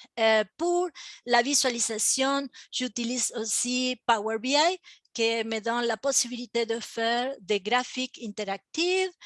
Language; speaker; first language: French; non-native, fluent; Spanish